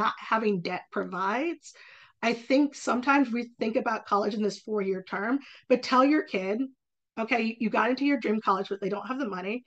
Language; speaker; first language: English; native; English